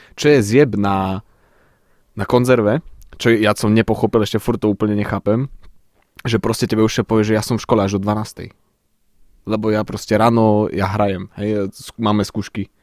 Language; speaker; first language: Slovak; early bilingual, other home language; Czech